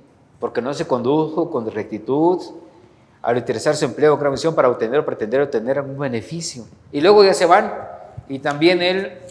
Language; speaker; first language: Spanish; native; Spanish